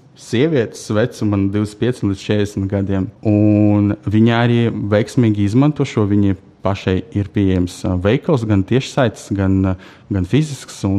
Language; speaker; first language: Latvian; non-native, local second language; Russian